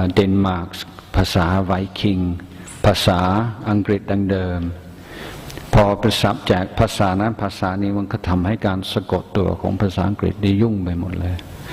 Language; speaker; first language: Thai; non-native, fluent; English